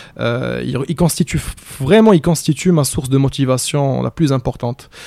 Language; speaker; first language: French; non-native, local second language; Arabic